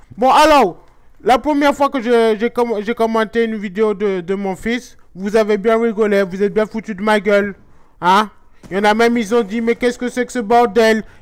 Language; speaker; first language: French; native; French